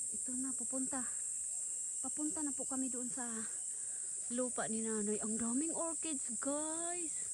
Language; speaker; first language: Filipino; non-native, local second language; Aklanon